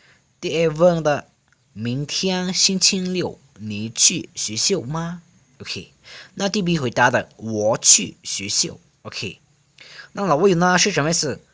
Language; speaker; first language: Chinese; non-native, fluent; Lao